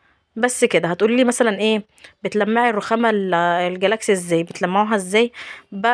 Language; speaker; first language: Arabic; native; Arabic